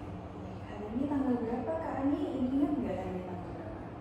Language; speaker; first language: Indonesian; native; Indonesian